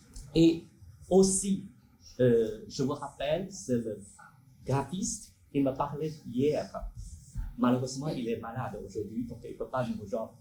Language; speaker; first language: French; non-native, fluent; Chinese